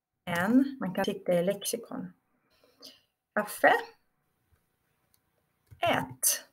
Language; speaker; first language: Swedish; non-native, fluent; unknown